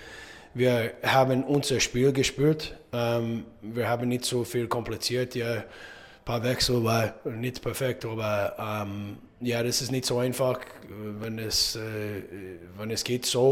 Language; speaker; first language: German; non-native, learner; English